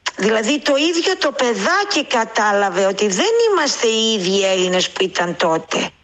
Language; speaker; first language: Greek; native; Greek